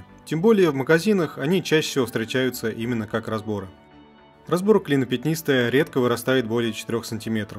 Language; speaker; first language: Russian; native; Russian